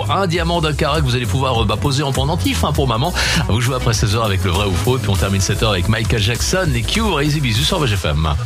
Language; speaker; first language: French; native; French